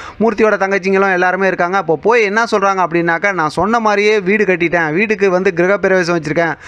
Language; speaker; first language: Tamil; native; Tamil